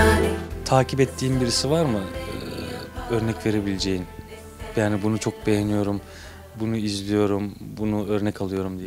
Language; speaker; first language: Turkish; native; Turkish